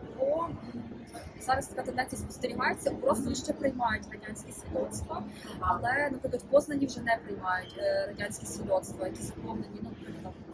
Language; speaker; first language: Ukrainian; native; Ukrainian